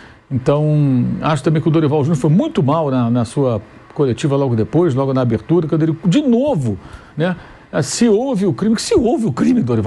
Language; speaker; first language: Portuguese; native; Portuguese